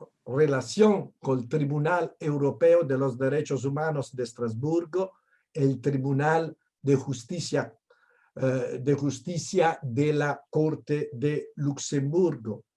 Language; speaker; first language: Spanish; non-native, fluent; Italian